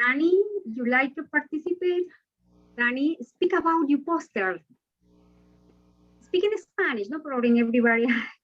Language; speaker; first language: English; non-native, learner; Spanish